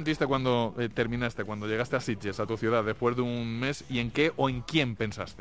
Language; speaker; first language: Spanish; native; Spanish